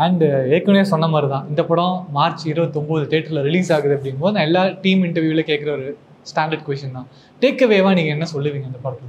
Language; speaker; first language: Tamil; native; Tamil